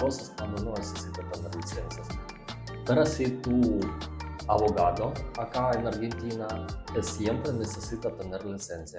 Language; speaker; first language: Spanish; non-native, learner; Russian